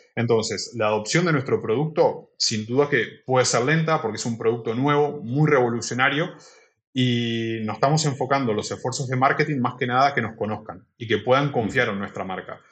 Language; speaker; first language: Spanish; native; Spanish